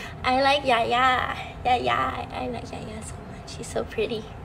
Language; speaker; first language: English; early bilingual, other home language; Thai